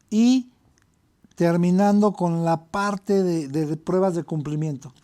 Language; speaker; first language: Spanish; native; Spanish